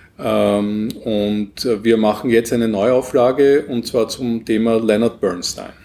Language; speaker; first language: German; native; German